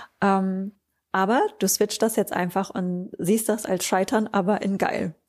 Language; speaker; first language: German; native; German